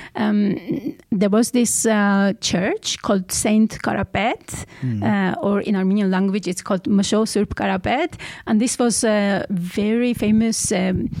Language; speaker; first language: English; non-native, fluent; Armenian